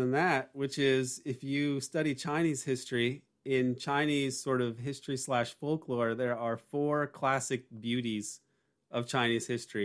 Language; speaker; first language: English; native; English